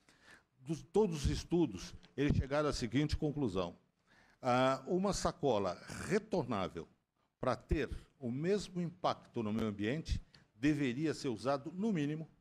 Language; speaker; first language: Portuguese; native; Portuguese